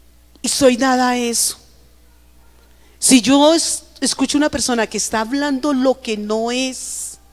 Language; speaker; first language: Spanish; native; Spanish